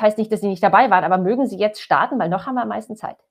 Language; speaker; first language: German; native; German